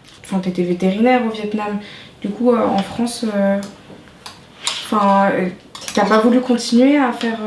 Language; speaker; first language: French; early bilingual, other home language; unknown